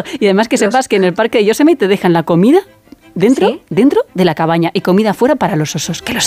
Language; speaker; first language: Spanish; native; Spanish